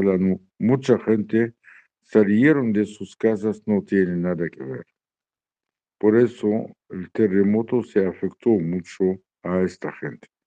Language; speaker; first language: Spanish; non-native, learner; Arabic